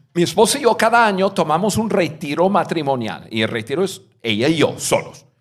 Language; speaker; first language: Spanish; non-native, fluent; English